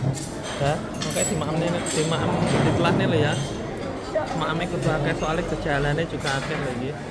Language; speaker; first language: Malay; non-native, local second language; Javanese